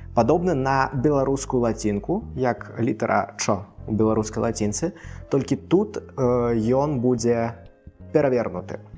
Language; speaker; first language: Belarusian; non-native, local second language; Russian